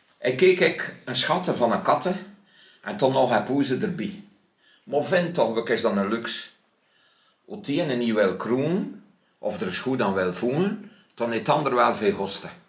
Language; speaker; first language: Dutch; native; Dutch